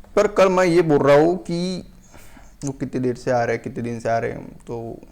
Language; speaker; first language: Hindi; non-native, local second language; Marathi